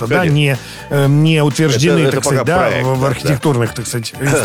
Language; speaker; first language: Russian; native; Russian